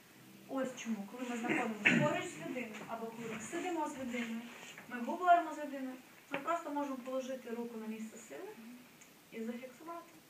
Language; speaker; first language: Ukrainian; native; Ukrainian